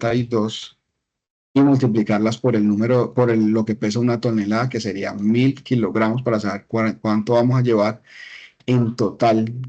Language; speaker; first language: Spanish; native; Spanish